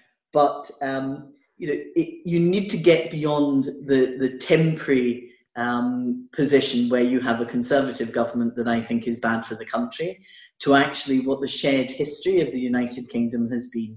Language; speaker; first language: English; native; English